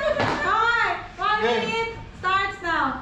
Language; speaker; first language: English; non-native, local second language; Filipino